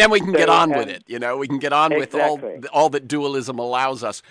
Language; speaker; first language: English; native; English